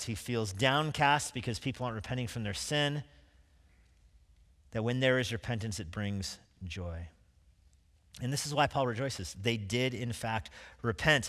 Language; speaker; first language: English; native; English